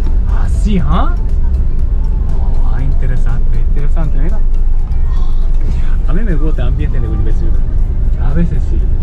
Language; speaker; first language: Spanish; non-native, learner; Japanese